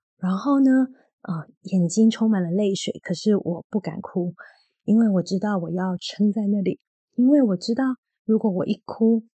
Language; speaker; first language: Chinese; native; Chinese